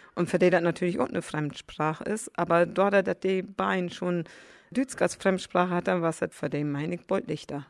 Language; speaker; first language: German; native; German